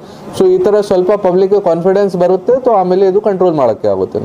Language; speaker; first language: Kannada; non-native, local second language; Hindi